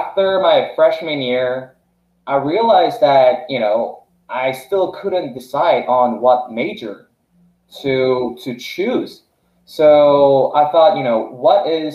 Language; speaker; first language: English; non-native, fluent; Korean